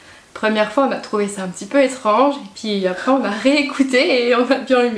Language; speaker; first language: French; native; French